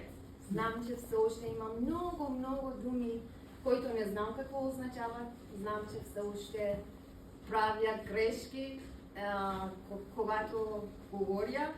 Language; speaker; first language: Bulgarian; non-native, learner; Persian